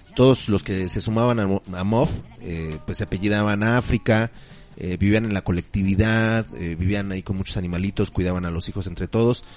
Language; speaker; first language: Spanish; native; Spanish